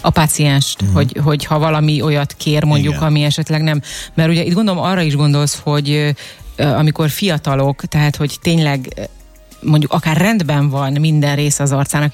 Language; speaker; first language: Hungarian; native; Hungarian